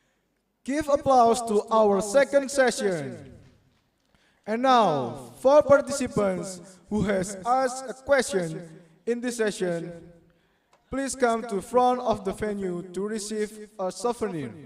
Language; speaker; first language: English; non-native, learner; Indonesian